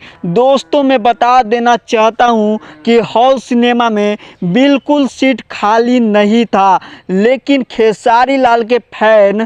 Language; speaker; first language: Hindi; non-native, local second language; Bhojpuri